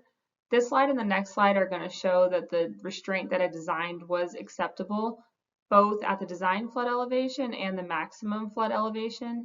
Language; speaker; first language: English; native; English